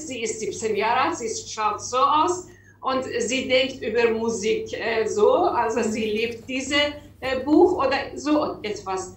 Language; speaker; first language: German; non-native, learner; Persian